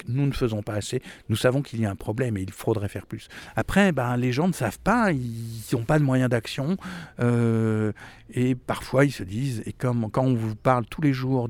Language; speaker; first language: French; native; French